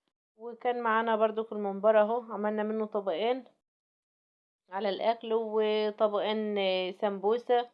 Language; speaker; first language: Arabic; native; Arabic